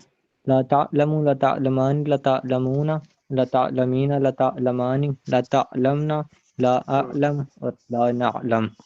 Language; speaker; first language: Arabic; non-native, learner; Urdu